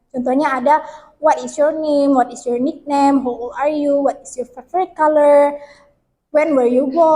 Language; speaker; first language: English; non-native, fluent; Indonesian